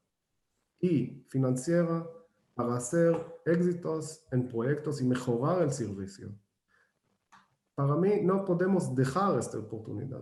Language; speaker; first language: Spanish; non-native, fluent; Hebrew